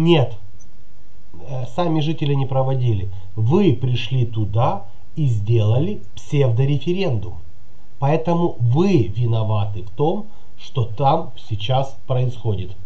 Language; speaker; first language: Russian; native; Russian